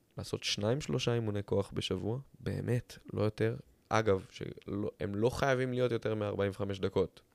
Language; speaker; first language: Hebrew; native; Hebrew